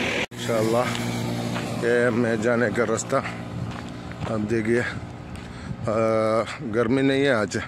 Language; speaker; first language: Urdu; non-native, learner; Malayalam